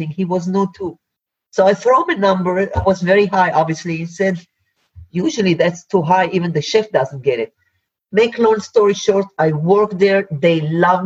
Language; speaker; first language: English; non-native, fluent; Hebrew